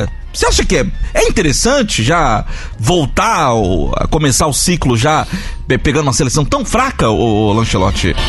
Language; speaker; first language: Portuguese; native; Portuguese